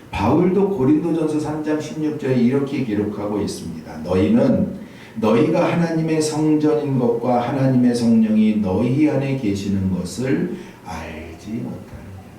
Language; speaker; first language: Korean; native; Korean